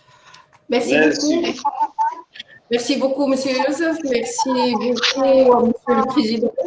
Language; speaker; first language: French; non-native, local second language; Arabic